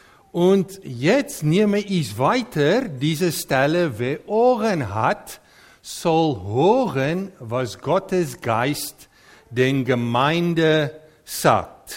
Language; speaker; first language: German; non-native, fluent; Dutch